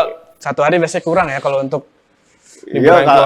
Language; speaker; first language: Indonesian; native; Indonesian